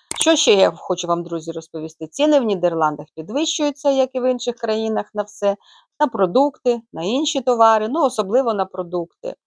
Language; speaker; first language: Ukrainian; native; Ukrainian